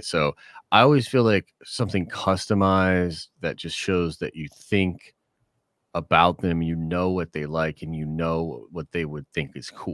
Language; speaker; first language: English; native; English